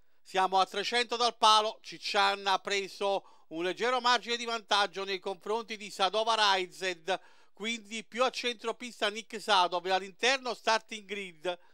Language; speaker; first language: Italian; native; Italian